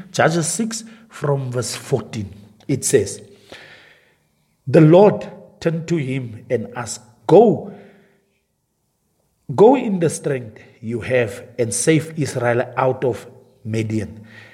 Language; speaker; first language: English; non-native, local second language; Afrikaans